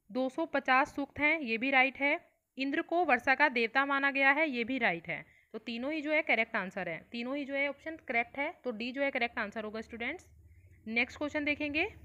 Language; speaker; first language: Hindi; native; Hindi